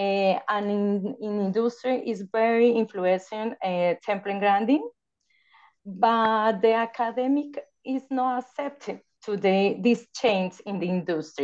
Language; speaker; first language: English; non-native, learner; Spanish